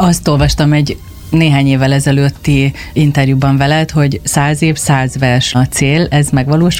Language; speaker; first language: Hungarian; native; Hungarian